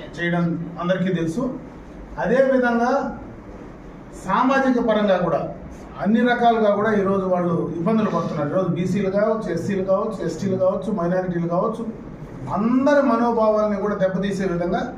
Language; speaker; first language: Telugu; native; Telugu